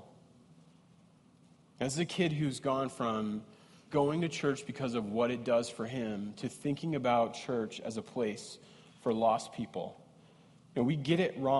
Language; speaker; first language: English; native; English